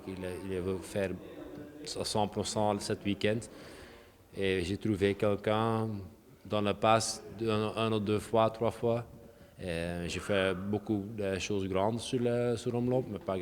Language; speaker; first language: French; non-native, local second language; Dutch